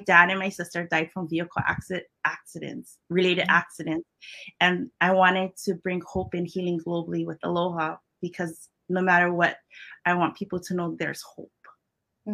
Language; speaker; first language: English; early bilingual, other home language; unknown